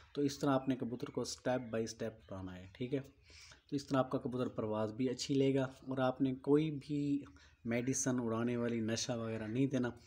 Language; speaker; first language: Urdu; non-native, local second language; Punjabi